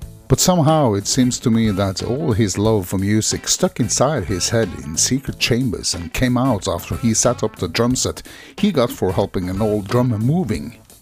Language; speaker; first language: English; non-native, fluent; Norwegian